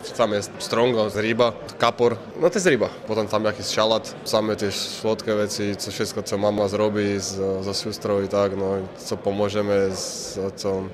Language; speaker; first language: Polish; non-native, learner; Slovak